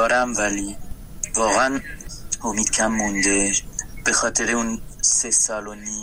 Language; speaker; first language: Persian; non-native, learner; French